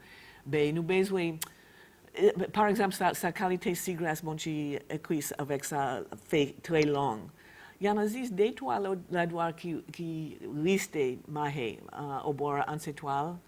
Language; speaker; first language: Haitian Creole; non-native, fluent; English